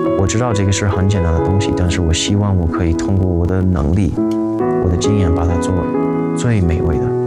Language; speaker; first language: Chinese; non-native, fluent; English